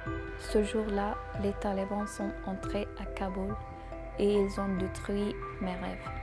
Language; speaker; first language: French; non-native, learner; Persian